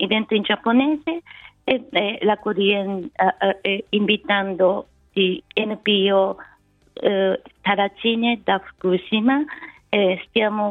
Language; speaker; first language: Italian; non-native, fluent; Japanese